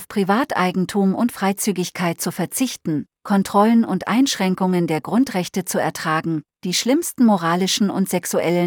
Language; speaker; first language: German; native; German